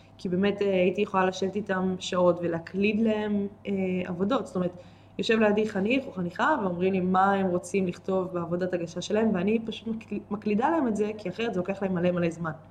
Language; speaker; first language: Hebrew; native; Hebrew